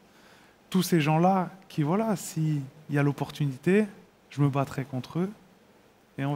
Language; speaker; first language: French; native; French